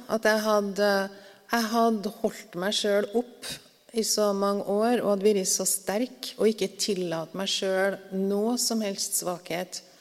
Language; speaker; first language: Norwegian; native; Norwegian